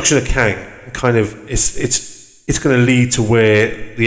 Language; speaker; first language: English; native; English